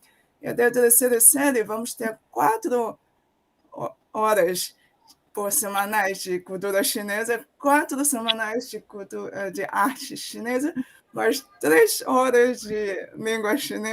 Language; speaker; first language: Portuguese; non-native, fluent; Chinese